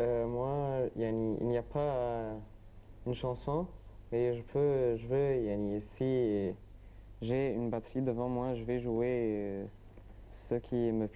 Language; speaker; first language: French; non-native, learner; Arabic